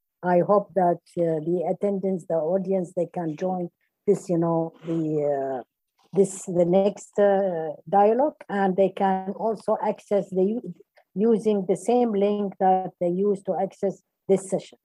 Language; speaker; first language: English; non-native, fluent; Arabic